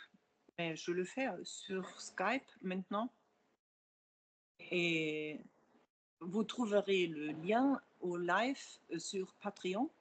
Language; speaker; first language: French; non-native, fluent; German